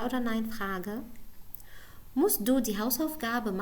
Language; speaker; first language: German; non-native, learner; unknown